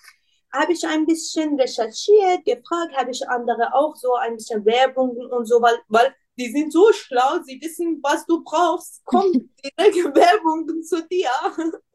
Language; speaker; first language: German; non-native, learner; Persian